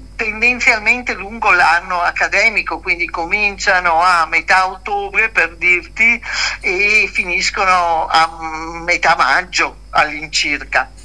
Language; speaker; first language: Italian; native; Italian